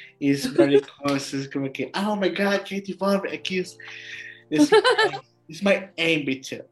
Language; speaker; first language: English; non-native, learner; Spanish